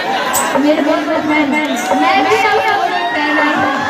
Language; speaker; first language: Hindi; non-native, local second language; Bhojpuri